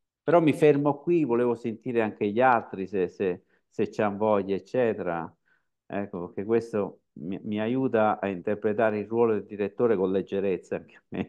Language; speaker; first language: Italian; native; Italian